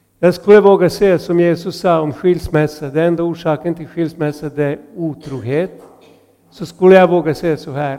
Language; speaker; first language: Swedish; non-native, fluent; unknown